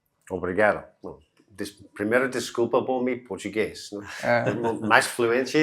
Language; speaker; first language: Portuguese; non-native, learner; English